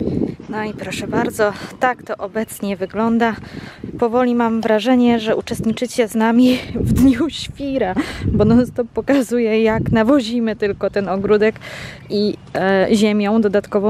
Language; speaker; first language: Polish; native; Polish